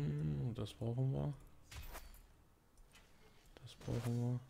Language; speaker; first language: German; native; German